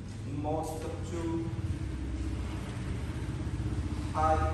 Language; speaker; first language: Vietnamese; non-native, learner; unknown